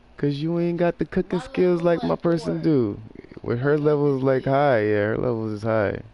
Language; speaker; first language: English; native; English